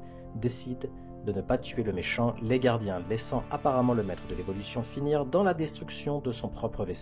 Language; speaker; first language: French; native; French